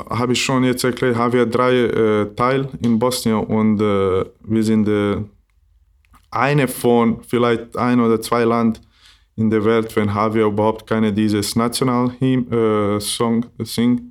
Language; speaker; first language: German; non-native, learner; Bosnian